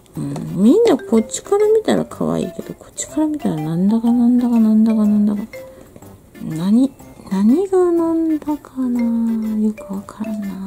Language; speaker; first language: Japanese; native; Japanese